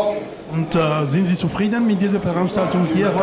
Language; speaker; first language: German; non-native, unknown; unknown